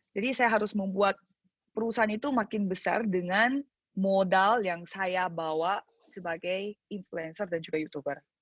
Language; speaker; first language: Indonesian; early bilingual, other home language; Korean